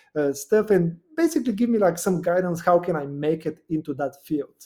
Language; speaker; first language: English; non-native, fluent; Bulgarian